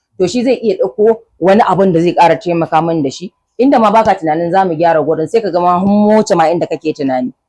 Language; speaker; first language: Hausa; native; Hausa